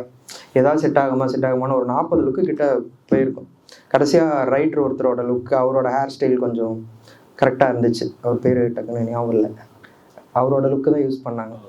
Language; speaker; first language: Tamil; native; Tamil